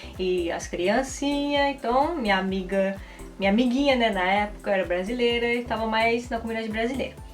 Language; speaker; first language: Portuguese; early bilingual, heritage; Portuguese